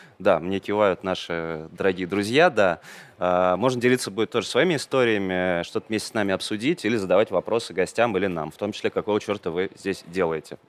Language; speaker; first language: Russian; native; Russian